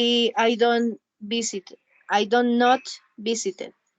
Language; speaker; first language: English; non-native, learner; Spanish